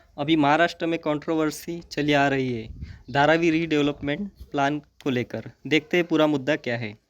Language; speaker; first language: Hindi; non-native, local second language; Marathi